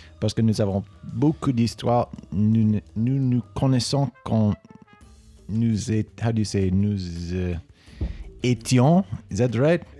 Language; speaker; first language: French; non-native, learner; English